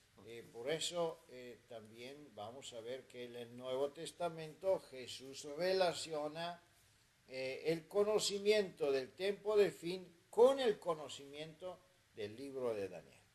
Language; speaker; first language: Spanish; non-native, fluent; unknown